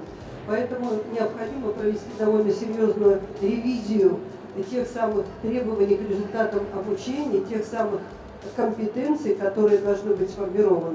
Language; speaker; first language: Russian; native; Russian